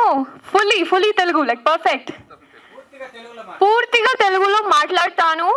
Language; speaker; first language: Telugu; non-native, learner; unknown